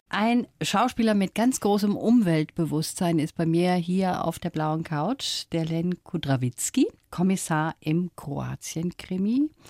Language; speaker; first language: German; native; German